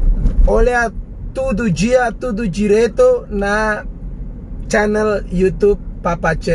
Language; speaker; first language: Portuguese; non-native, learner; Indonesian